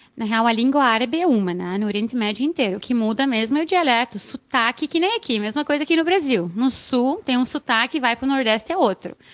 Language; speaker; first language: Portuguese; non-native, fluent; Arabic